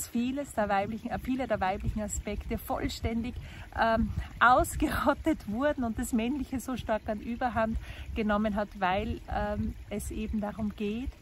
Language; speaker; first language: German; native; German